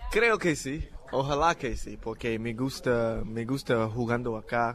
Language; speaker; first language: Spanish; non-native, learner; English